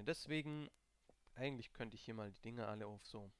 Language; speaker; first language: German; native; German